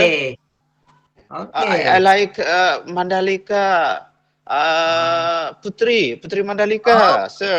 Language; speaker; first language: English; non-native, learner; Indonesian